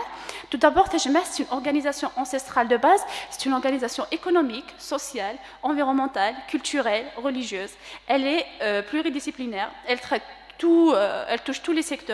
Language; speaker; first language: French; non-native, local second language; Kabyle